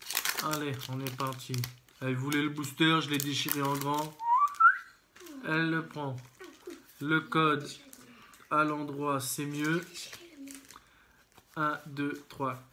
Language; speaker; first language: French; native; French